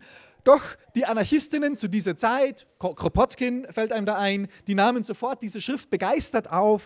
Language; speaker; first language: German; native; German